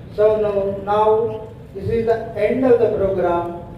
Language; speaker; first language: English; non-native, local second language; Telugu